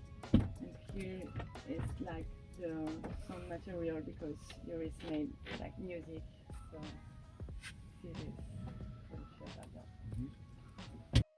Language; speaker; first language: English; non-native, learner; French